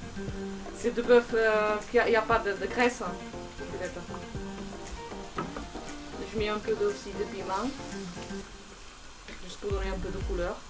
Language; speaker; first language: French; non-native, fluent; Portuguese